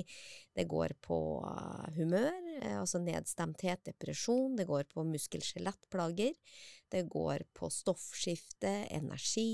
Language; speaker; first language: Norwegian; native; Norwegian